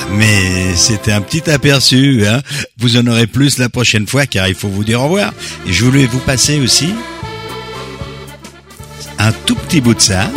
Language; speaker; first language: French; native; French